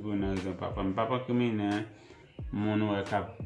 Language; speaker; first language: French; non-native, local second language; Haitian Creole